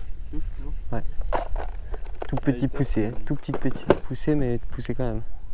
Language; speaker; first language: French; native; French